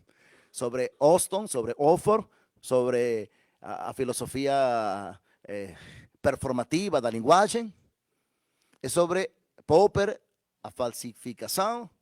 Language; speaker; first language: Portuguese; non-native, fluent; Spanish